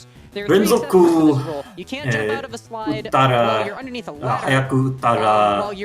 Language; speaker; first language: Japanese; non-native, learner; English